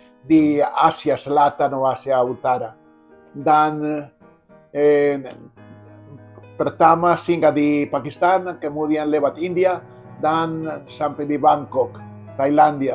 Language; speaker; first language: Indonesian; non-native, fluent; Spanish